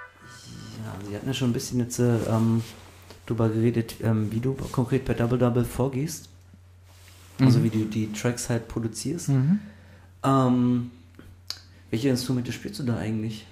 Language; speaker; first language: German; native; German